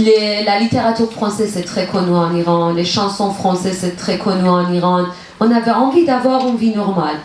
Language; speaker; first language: French; non-native, learner; Persian